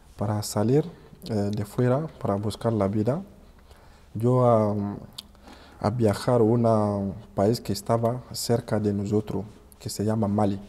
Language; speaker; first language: Spanish; non-native, learner; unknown